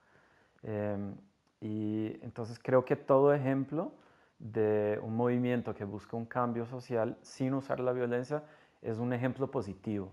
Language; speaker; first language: Spanish; non-native, fluent; English